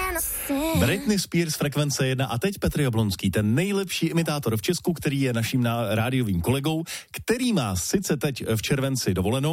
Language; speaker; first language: Czech; native; Czech